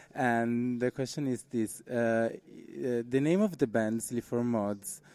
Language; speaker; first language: English; non-native, fluent; Italian